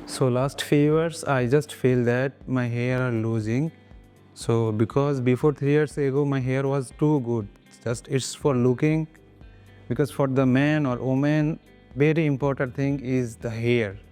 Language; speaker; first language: English; non-native, local second language; Bangla